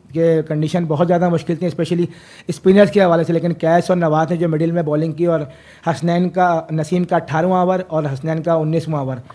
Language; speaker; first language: Urdu; native; Urdu